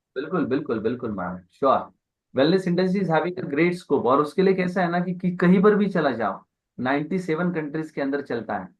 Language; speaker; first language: Hindi; non-native, local second language; Marathi